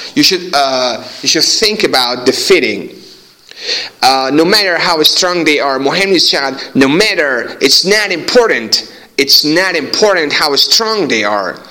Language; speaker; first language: English; non-native, fluent; Persian